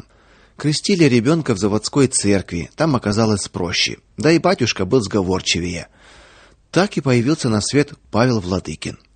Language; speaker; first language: Russian; native; Russian